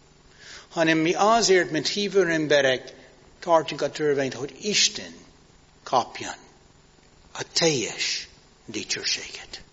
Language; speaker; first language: Hungarian; non-native, fluent; English